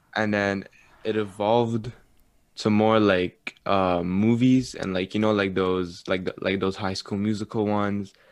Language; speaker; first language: English; early bilingual, other home language; Arabic